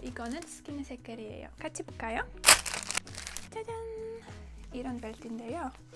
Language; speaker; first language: Korean; non-native, fluent; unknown